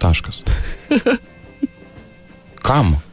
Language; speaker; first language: Lithuanian; native; Lithuanian